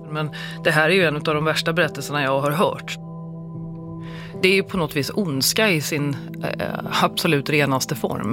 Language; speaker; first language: Swedish; native; Swedish